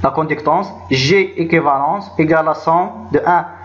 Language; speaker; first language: French; non-native, local second language; Arabic